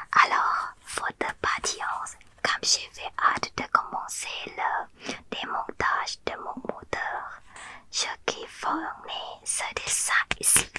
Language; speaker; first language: French; non-native, learner; Thai